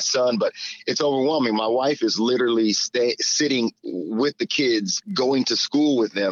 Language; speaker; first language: English; native; English